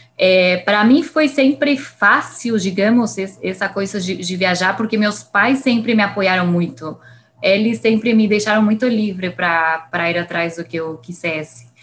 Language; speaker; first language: Portuguese; non-native, fluent; Spanish